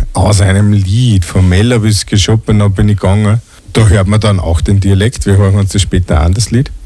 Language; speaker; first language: German; native; German